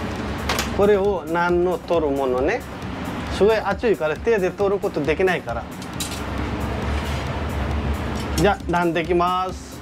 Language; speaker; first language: Japanese; non-native, learner; Nepali